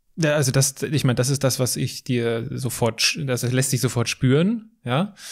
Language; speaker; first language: German; native; German